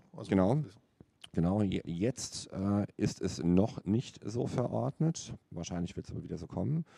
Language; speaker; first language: German; native; German